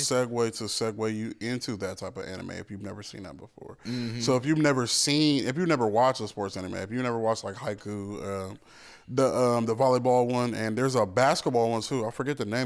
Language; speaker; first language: English; native; English